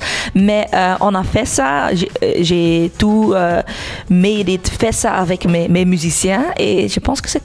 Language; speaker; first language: French; non-native, local second language; Dutch